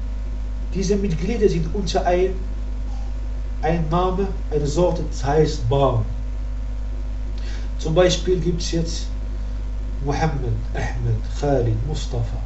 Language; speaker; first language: German; non-native, fluent; Arabic